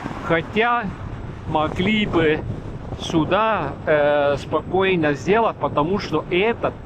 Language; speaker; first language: Russian; non-native, local second language; Estonian